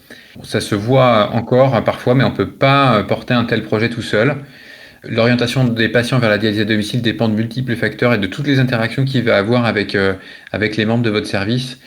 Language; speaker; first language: French; native; French